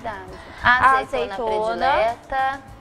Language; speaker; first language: Portuguese; native; Portuguese